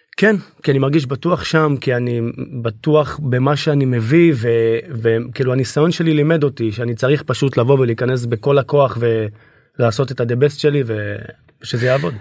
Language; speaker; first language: Hebrew; native; Hebrew